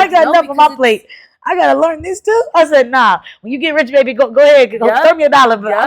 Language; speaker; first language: English; native; English